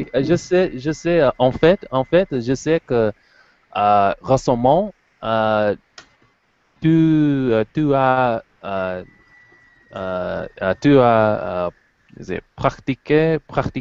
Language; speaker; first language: French; non-native, learner; English